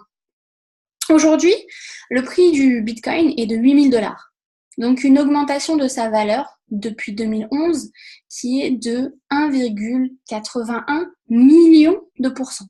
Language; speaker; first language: French; native; French